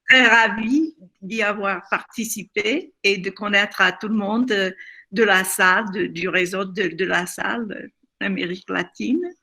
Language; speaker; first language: French; non-native, fluent; English